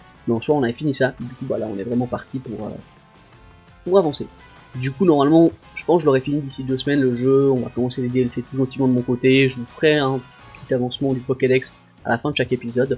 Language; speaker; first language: French; native; French